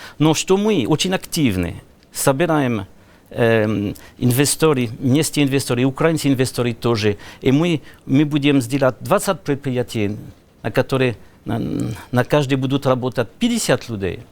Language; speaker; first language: Russian; non-native, learner; French